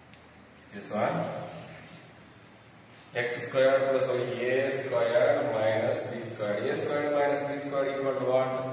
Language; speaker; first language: English; non-native, local second language; Tamil